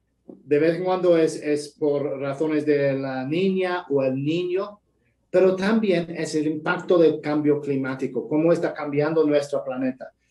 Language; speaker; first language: Spanish; non-native, fluent; English